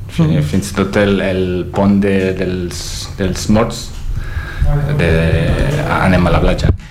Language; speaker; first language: Catalan; non-native, fluent; Italian